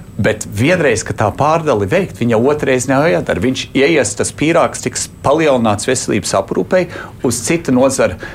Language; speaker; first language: Latvian; early bilingual, heritage; Latvian